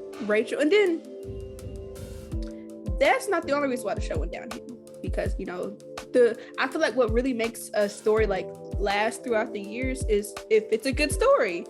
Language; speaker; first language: English; native; English